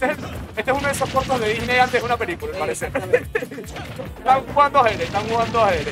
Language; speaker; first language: Spanish; native; Spanish